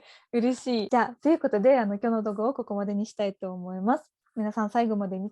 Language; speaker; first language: Japanese; non-native, fluent; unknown